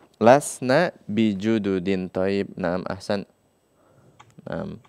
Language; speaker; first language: Arabic; non-native, fluent; Indonesian